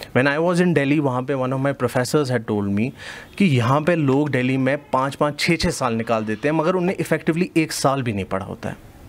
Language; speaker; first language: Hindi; non-native, local second language; Kashmiri